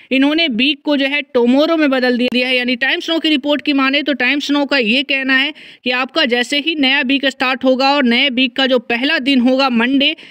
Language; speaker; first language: Hindi; native; Hindi